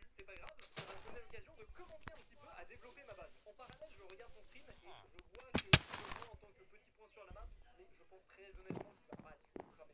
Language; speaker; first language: French; native; French